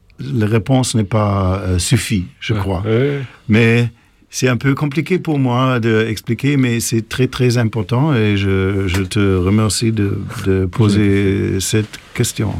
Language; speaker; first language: French; non-native, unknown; German